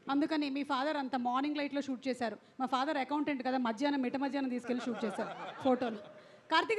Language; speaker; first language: Telugu; native; Telugu